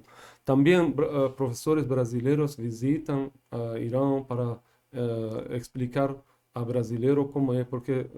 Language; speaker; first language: Portuguese; non-native, learner; Persian